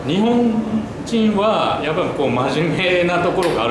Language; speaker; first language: Japanese; native; Japanese